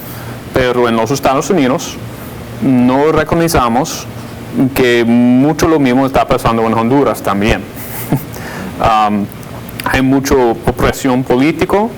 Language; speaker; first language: Spanish; non-native, fluent; English